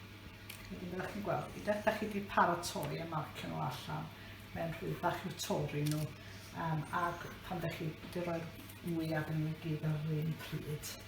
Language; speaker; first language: Welsh; native; Welsh